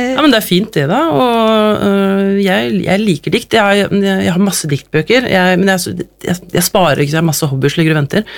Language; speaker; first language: Norwegian; native; Norwegian